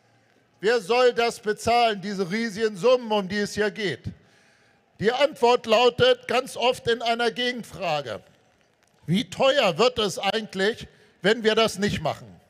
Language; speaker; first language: German; native; German